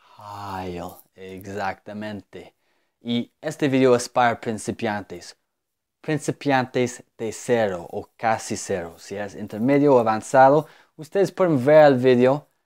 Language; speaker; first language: Spanish; non-native, fluent; English